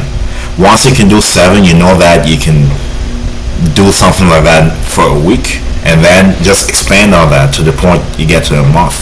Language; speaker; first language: English; native; English